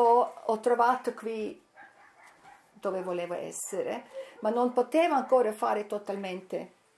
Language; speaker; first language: Italian; non-native, fluent; English